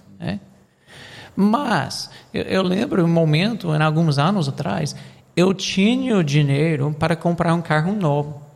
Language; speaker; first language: Portuguese; non-native, fluent; English